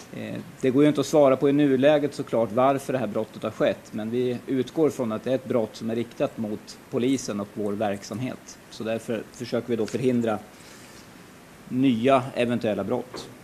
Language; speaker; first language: Swedish; native; Swedish